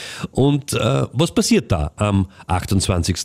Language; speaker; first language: German; native; German